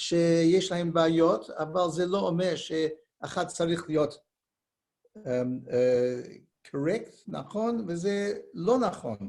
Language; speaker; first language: Hebrew; non-native, learner; English